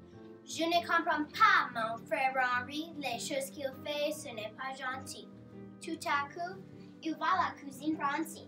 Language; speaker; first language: French; non-native, learner; English